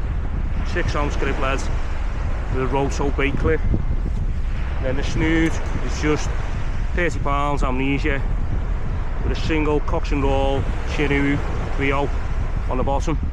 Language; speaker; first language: English; native; English